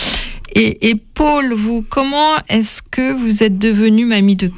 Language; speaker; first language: French; native; French